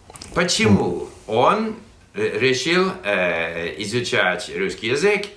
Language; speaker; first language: Russian; non-native, fluent; English